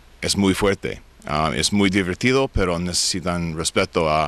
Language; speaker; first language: Spanish; non-native, learner; English